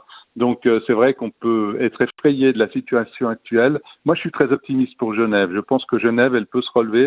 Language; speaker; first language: French; native; French